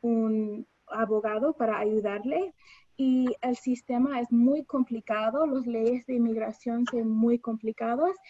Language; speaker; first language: Spanish; non-native, fluent; English